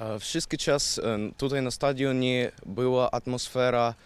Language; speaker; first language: Polish; non-native, learner; Ukrainian